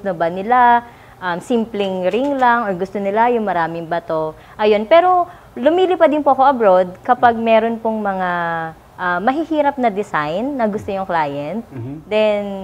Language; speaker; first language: Filipino; native; Filipino